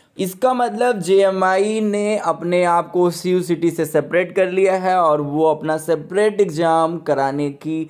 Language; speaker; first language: Hindi; native; Hindi